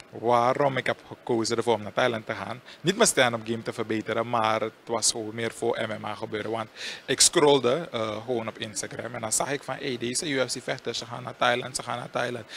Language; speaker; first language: Dutch; native; Dutch